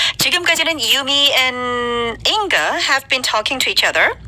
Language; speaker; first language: English; non-native, fluent; Korean